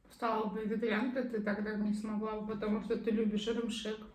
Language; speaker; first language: Russian; non-native, local second language; Kazakh